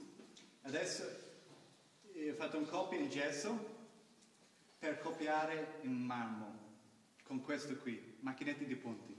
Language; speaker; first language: Italian; non-native, learner; English